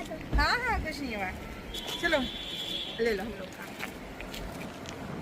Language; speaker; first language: Hindi; native; Hindi